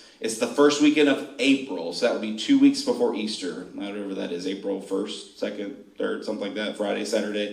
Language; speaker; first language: English; native; English